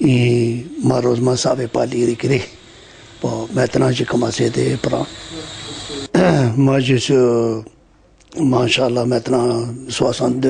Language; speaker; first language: French; non-native, learner; Punjabi